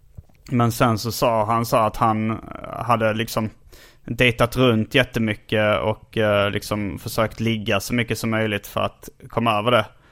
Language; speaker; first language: Swedish; native; Swedish